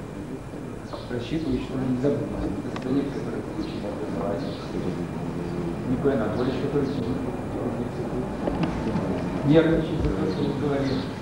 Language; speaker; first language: Russian; native; Russian